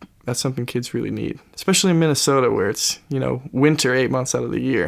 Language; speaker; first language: English; native; English